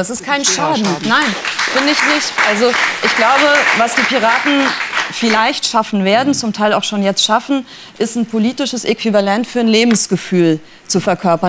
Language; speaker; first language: German; native; German